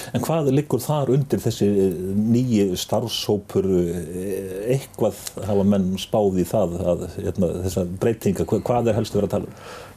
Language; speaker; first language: Icelandic; native; Icelandic